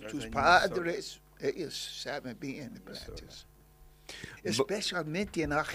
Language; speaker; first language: Spanish; non-native, learner; English